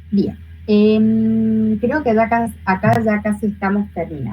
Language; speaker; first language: Spanish; native; Spanish